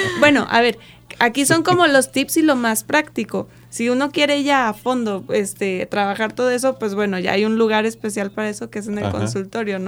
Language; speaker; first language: Spanish; native; Spanish